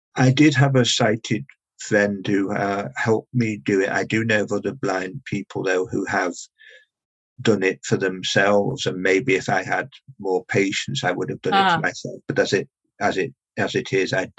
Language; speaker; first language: English; native; English